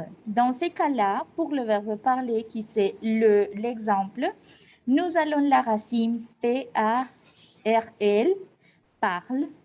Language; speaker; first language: French; non-native, fluent; Spanish